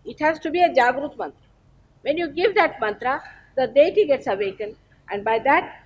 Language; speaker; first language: English; non-native, local second language; Marathi